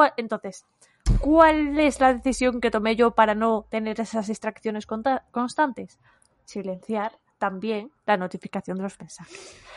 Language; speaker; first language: Spanish; non-native, local second language; Galician